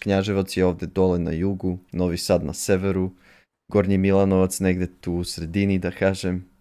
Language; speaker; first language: Serbian; native; Serbian